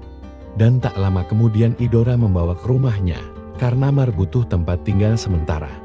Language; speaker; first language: Indonesian; native; Indonesian